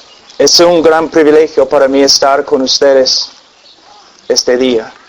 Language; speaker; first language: Spanish; non-native, fluent; English